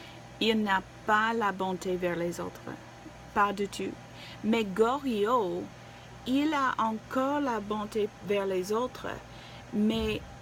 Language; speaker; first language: French; non-native, learner; English